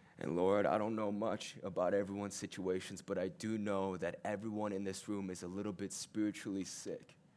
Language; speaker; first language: English; early bilingual, other home language; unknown